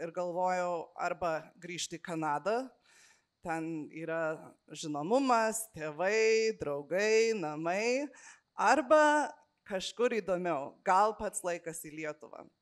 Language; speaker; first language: Lithuanian; early bilingual, heritage; Lithuanian